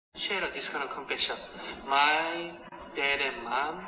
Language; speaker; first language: English; non-native, fluent; Korean